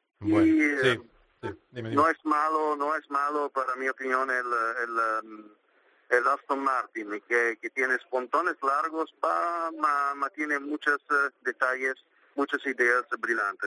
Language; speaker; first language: Spanish; non-native, learner; Italian